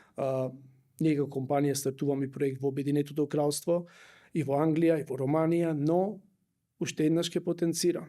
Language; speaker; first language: Macedonian; native; Macedonian